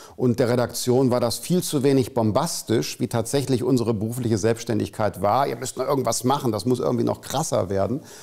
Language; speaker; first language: German; native; German